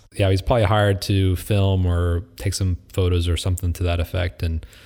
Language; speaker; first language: English; native; English